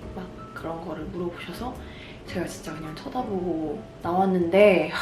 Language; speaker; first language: Korean; native; Korean